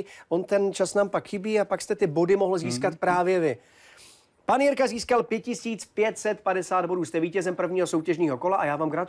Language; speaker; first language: Czech; native; Czech